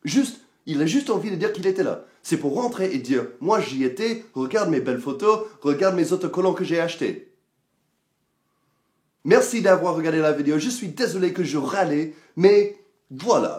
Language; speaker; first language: French; non-native, fluent; English